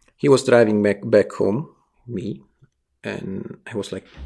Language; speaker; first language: English; non-native, fluent; Italian